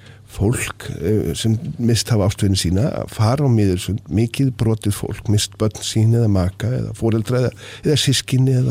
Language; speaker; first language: Icelandic; native; Icelandic